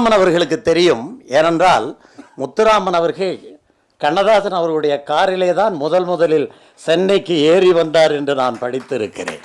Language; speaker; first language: Tamil; native; Tamil